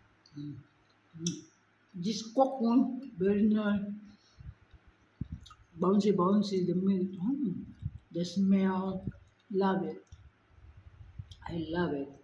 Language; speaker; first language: English; non-native, local second language; Filipino